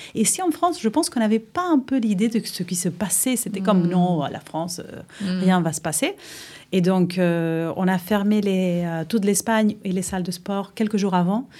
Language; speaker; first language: French; non-native, fluent; Spanish